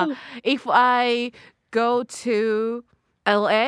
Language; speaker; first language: English; non-native, learner; Japanese